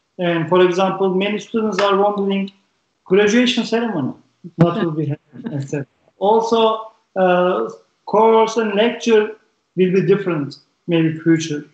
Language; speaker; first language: English; non-native, learner; Turkish